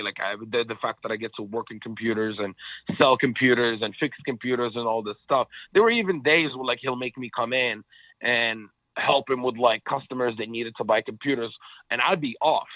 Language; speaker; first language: English; non-native, fluent; Arabic